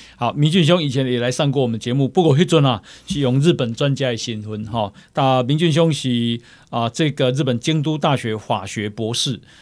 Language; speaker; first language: Chinese; native; Chinese